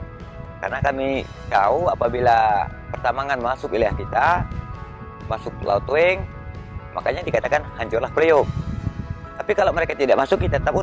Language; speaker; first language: Indonesian; non-native, local second language; Malay